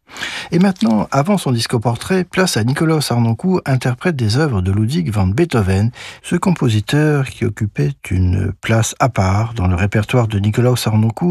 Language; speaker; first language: French; native; French